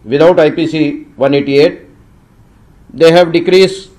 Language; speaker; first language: English; non-native, local second language; Marathi